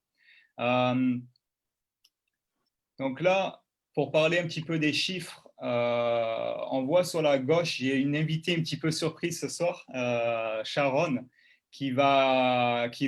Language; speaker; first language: French; native; French